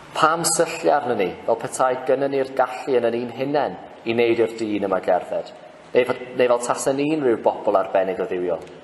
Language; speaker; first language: Welsh; native; Welsh